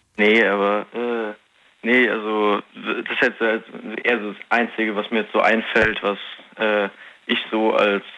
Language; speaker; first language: German; native; German